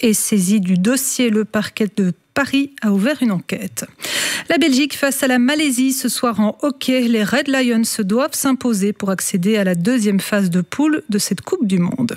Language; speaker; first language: French; native; French